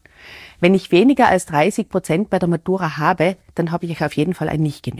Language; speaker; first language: German; native; German